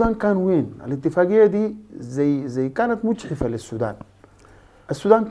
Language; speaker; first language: Arabic; native; Arabic